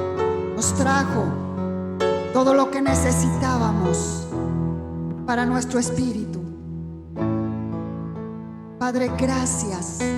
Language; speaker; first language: Spanish; native; Spanish